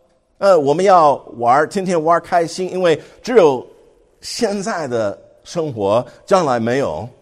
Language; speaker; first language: Chinese; non-native, fluent; English